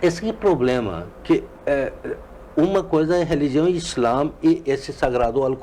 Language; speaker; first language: Portuguese; non-native, fluent; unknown